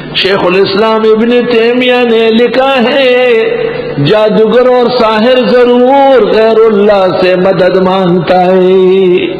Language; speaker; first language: Urdu; non-native, local second language; Pashto